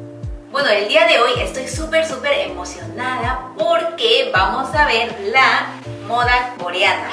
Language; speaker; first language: Spanish; non-native, fluent; Korean